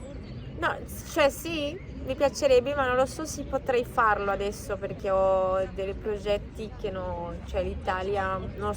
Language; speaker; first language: Italian; non-native, learner; Spanish